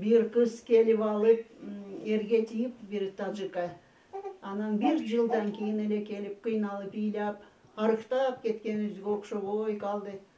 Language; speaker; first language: Kyrgyz; non-native, fluent; Russian